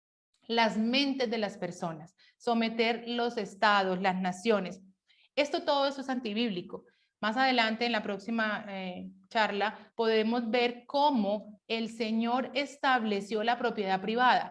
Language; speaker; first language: Spanish; native; Spanish